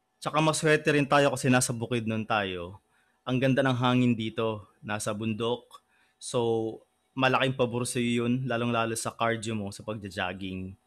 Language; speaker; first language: Filipino; native; Filipino